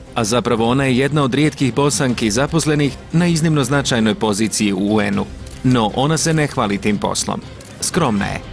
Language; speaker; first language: Serbian; native; Serbian